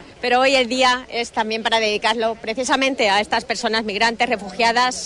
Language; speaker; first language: Spanish; native; Spanish